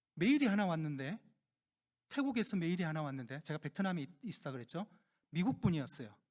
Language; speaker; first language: Korean; native; Korean